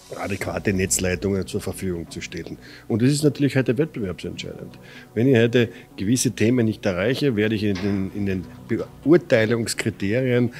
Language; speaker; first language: German; native; German